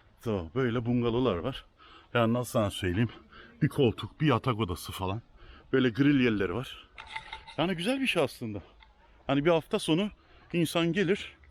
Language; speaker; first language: Turkish; early bilingual, heritage; Turkish